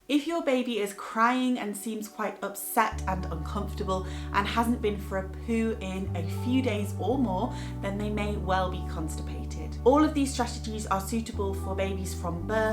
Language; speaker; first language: English; native; English